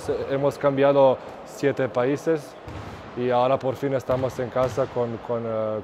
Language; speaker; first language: Spanish; non-native, fluent; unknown